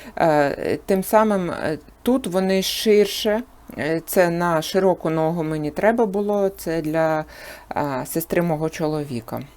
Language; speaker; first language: Ukrainian; non-native, local second language; Russian